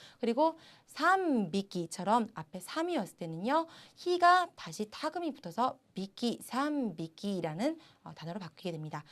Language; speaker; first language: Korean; native; Korean